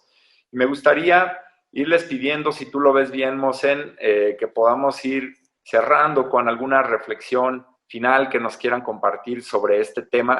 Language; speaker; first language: Spanish; native; Spanish